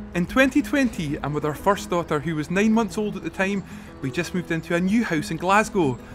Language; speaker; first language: English; native; English